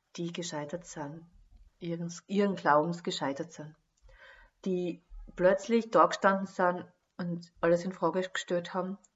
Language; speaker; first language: German; native; German